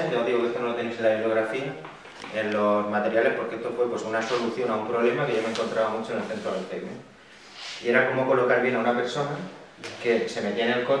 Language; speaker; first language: Spanish; native; Spanish